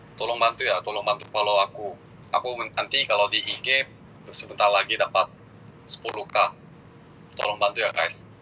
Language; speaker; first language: Indonesian; early bilingual, other home language; Korean